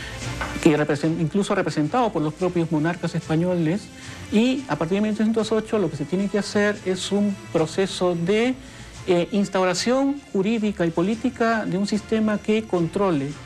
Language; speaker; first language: Spanish; native; Spanish